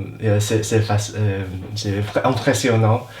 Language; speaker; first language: French; non-native, learner; English